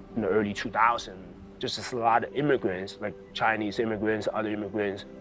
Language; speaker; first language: English; early bilingual, other home language; Chinese